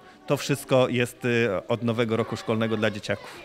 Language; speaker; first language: Polish; native; Polish